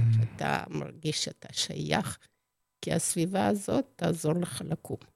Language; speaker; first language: Hebrew; non-native, fluent; Spanish